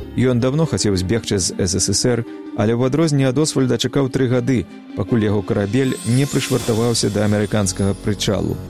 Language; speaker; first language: Belarusian; native; Belarusian